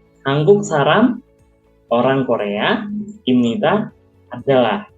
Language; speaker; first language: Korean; non-native, learner; Indonesian